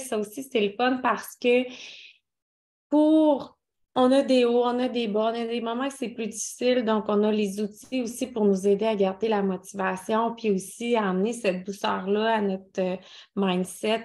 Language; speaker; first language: French; native; French